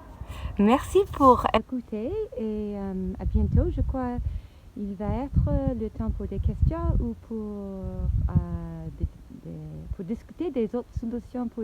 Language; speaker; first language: French; non-native, learner; English